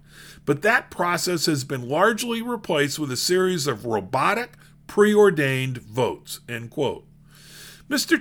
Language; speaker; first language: English; native; English